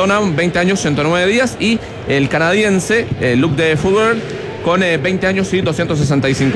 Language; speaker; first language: Spanish; native; Spanish